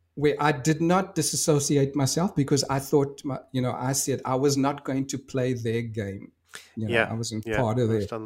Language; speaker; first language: English; native; English